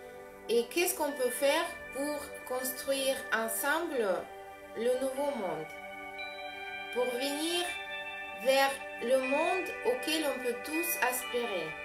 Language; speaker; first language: French; non-native, fluent; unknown